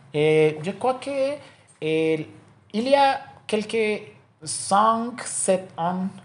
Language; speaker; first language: French; non-native, learner; Spanish